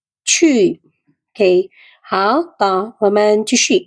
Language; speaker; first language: Chinese; non-native, fluent; Khmer